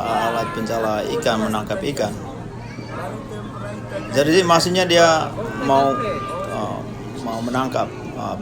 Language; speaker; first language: Indonesian; non-native, local second language; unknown